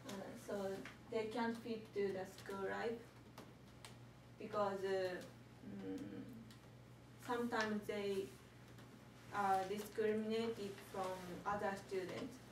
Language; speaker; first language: English; non-native, learner; Japanese